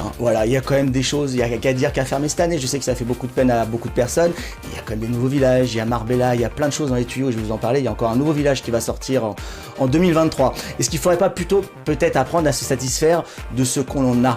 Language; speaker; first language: French; native; French